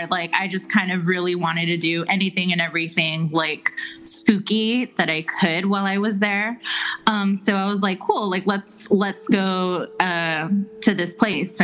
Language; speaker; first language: English; native; English